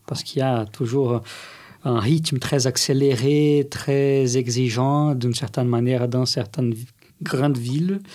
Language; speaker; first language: French; non-native, fluent; Portuguese